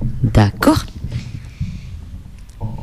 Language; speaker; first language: French; native; French